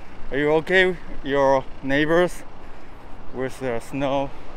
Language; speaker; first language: English; non-native, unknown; Japanese